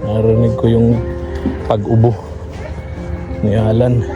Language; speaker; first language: Filipino; native; Filipino